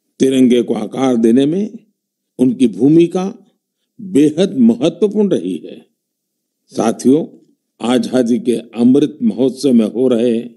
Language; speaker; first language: Hindi; non-native, local second language; Gujarati